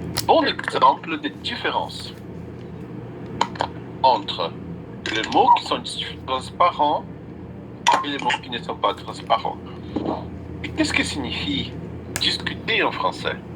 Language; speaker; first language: French; non-native, fluent; Portuguese